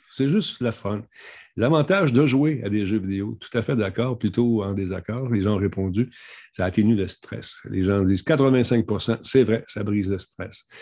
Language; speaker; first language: French; native; French